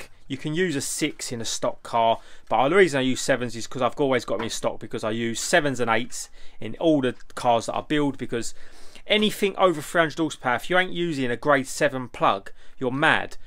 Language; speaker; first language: English; native; English